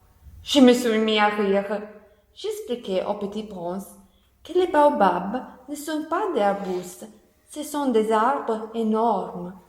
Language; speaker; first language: French; non-native, learner; Italian